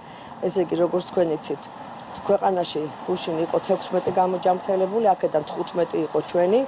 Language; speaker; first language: Georgian; native; Georgian